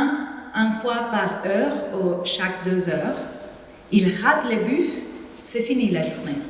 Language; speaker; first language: French; non-native, fluent; Spanish